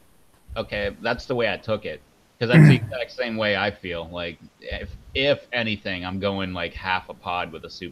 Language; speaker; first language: English; native; English